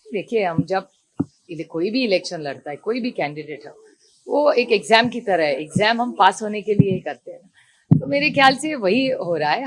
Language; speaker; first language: Hindi; non-native, local second language; Marathi